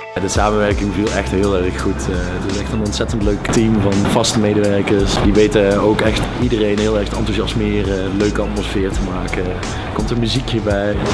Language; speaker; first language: Dutch; native; Dutch